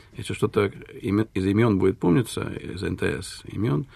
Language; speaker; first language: Russian; early bilingual, heritage; Russian